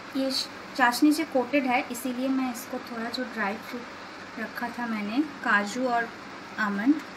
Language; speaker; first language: Hindi; non-native, local second language; Bangla